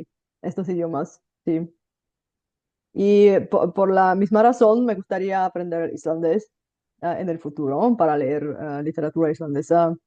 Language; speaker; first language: Spanish; non-native, fluent; Bulgarian